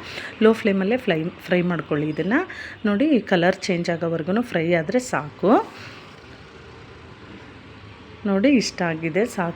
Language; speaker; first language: Kannada; native; Kannada